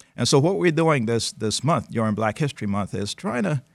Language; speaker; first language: English; early bilingual, other home language; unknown